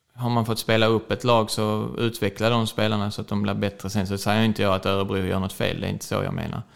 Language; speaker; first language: Swedish; native; Swedish